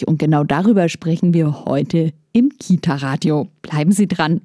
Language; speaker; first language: German; native; German